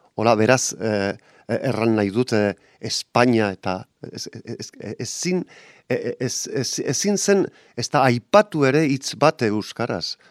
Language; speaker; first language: Basque; non-native, local second language; Spanish